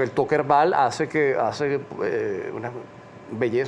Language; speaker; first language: Spanish; native; Spanish